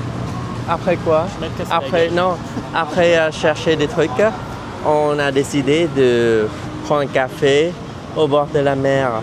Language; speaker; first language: French; non-native, fluent; Vietnamese